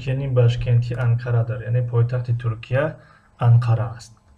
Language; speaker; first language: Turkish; non-native, fluent; Tajik